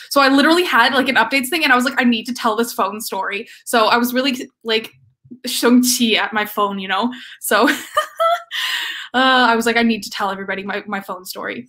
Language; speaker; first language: English; native; English